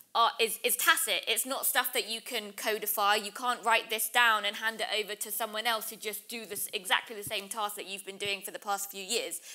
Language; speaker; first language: English; native; English